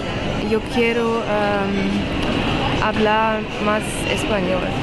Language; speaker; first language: Spanish; non-native, learner; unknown